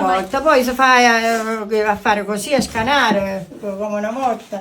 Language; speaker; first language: Italian; native; Italian